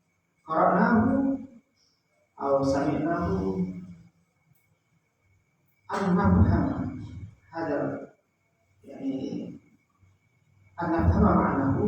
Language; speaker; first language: Arabic; non-native, fluent; Indonesian